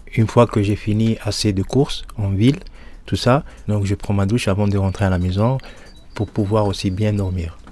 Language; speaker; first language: French; non-native, local second language; Arabic